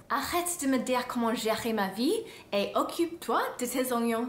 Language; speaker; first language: French; non-native, fluent; English